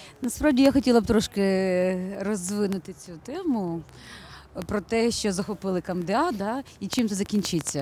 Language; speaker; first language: Ukrainian; native; Ukrainian